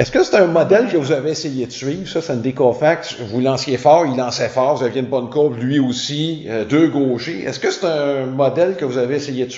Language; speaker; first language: French; native; French